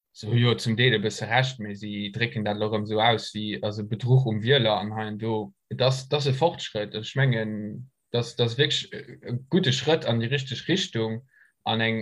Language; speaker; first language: Luxembourgish; native; Luxembourgish